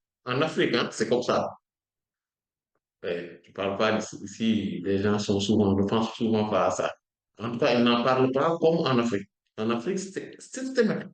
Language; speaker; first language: French; non-native, local second language; Wolof